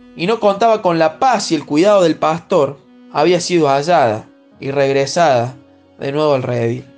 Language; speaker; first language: Spanish; native; Spanish